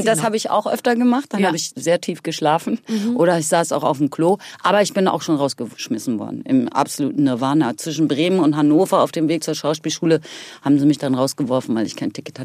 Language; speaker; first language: German; native; German